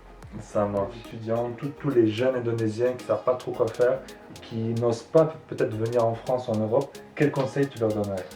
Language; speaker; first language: French; native; French